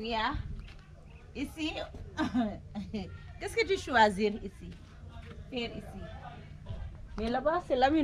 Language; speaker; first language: French; non-native, learner; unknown